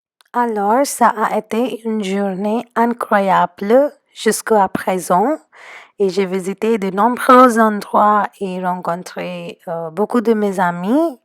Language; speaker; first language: French; non-native, fluent; Hindi